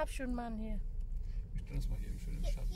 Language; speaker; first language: German; non-native, learner; Vietnamese